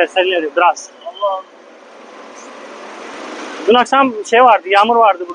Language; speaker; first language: Turkish; non-native, fluent; Hindi